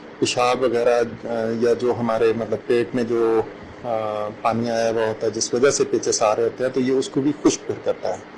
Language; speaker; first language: Urdu; non-native, local second language; Punjabi